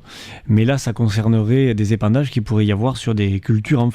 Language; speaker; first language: French; native; French